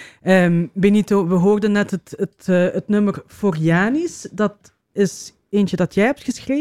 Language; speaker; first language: Dutch; native; Dutch